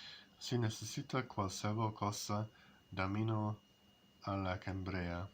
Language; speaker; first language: Catalan; non-native, learner; English